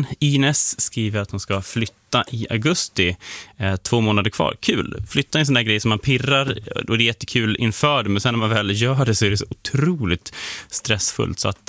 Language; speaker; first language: Swedish; native; Swedish